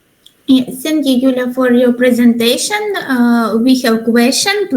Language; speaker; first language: English; non-native, learner; Ukrainian